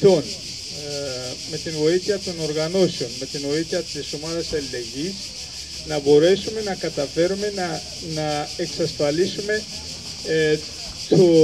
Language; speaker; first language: Greek; non-native, fluent; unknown